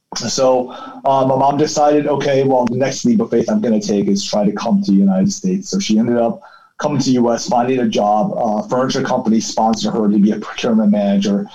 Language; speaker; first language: English; early bilingual, other home language; Chinese